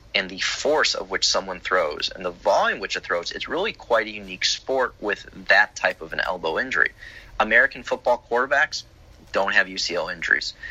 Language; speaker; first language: English; native; English